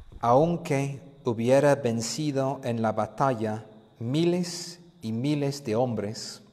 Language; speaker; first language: Spanish; non-native, fluent; English